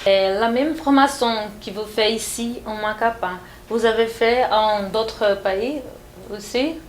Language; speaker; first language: French; non-native, fluent; Portuguese